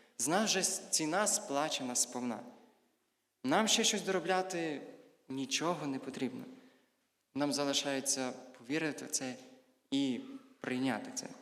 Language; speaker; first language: Ukrainian; native; Ukrainian